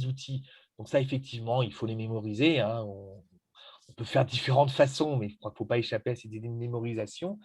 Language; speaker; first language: French; native; French